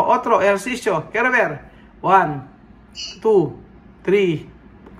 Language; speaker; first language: Spanish; non-native, learner; Filipino